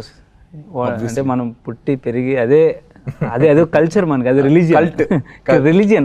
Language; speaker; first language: Telugu; native; Telugu